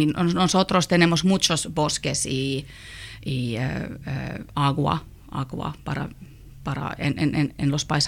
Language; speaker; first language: Spanish; non-native, learner; Finnish